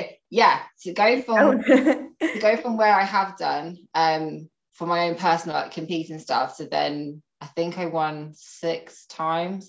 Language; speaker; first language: English; native; English